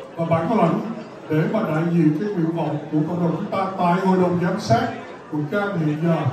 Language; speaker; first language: Vietnamese; early bilingual, heritage; Vietnamese